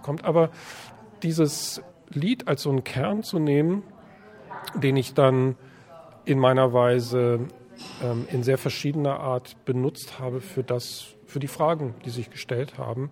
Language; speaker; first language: German; native; German